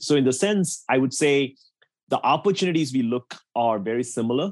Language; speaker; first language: English; non-native, local second language; Tamil